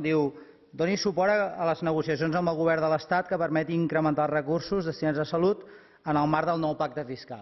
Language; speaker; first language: Catalan; native; Catalan